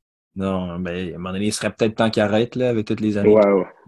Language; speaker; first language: French; native; French